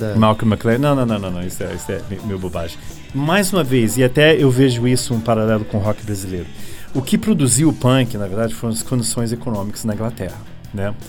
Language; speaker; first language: Portuguese; early bilingual, other home language; English